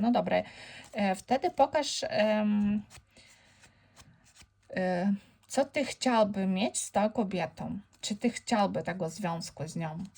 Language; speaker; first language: Polish; non-native, fluent; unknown